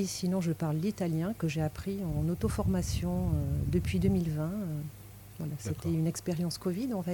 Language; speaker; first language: French; native; French